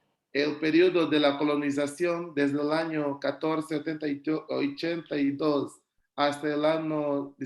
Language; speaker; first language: Spanish; non-native, fluent; Portuguese